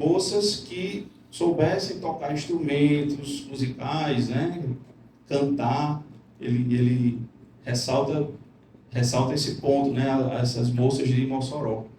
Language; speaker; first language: Portuguese; native; Portuguese